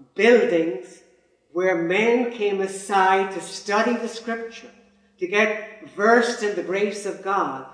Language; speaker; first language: English; native; English